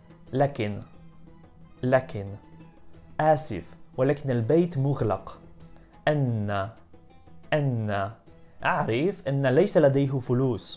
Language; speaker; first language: Arabic; non-native, fluent; Polish